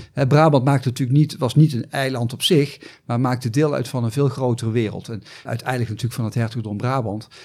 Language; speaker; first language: Dutch; native; Dutch